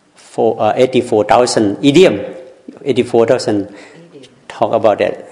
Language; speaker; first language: English; non-native, learner; Thai